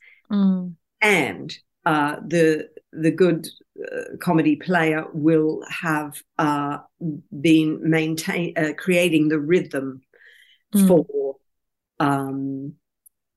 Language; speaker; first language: English; native; English